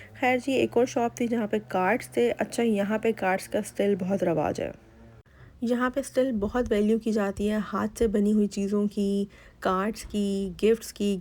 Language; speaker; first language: Urdu; native; Urdu